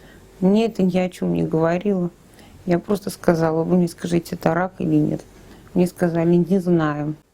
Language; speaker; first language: Russian; native; Russian